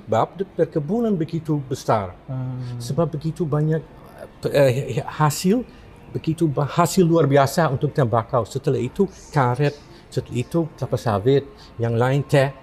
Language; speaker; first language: Indonesian; non-native, fluent; Dutch